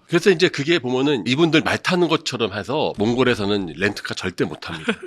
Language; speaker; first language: Korean; native; Korean